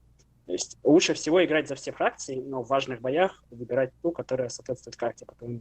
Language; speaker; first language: Russian; native; Russian